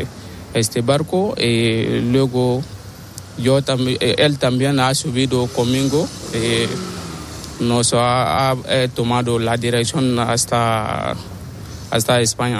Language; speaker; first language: Spanish; non-native, learner; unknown